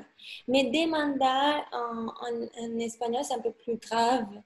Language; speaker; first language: French; non-native, fluent; Spanish